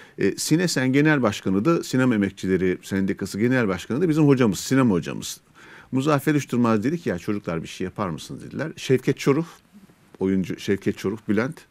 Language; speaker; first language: Turkish; native; Turkish